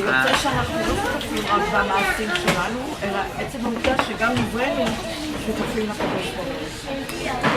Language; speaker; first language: Hebrew; non-native, learner; English